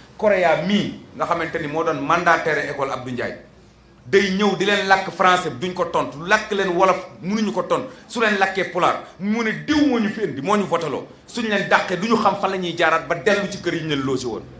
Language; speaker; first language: Wolof; native; Wolof